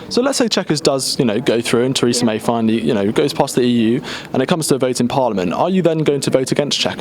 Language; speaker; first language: English; native; English